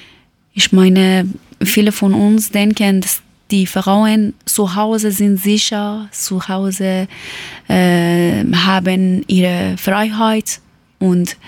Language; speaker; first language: German; non-native, learner; Persian